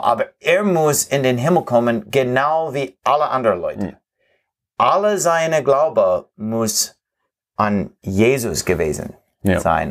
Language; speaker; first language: German; non-native, fluent; English